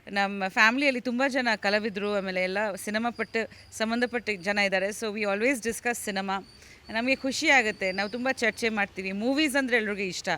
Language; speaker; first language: Kannada; non-native, fluent; Bangla